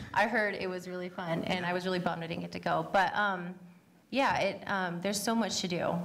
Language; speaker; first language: English; native; English